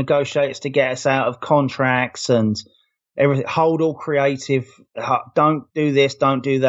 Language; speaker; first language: English; native; English